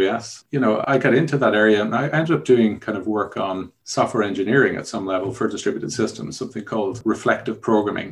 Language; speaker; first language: English; native; English